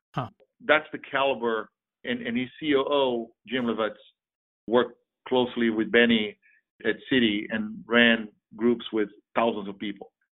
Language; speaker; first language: English; non-native, fluent; Portuguese